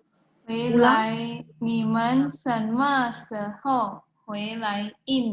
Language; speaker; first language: Chinese; non-native, learner; Indonesian